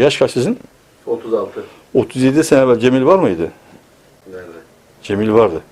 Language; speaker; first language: Turkish; native; Turkish